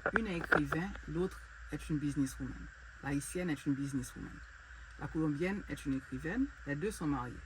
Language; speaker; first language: French; non-native, local second language; Haitian Creole